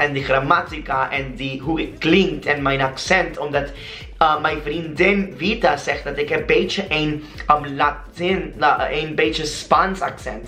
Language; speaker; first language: Dutch; non-native, learner; Spanish